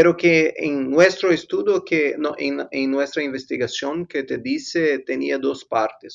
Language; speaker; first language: Spanish; non-native, fluent; Portuguese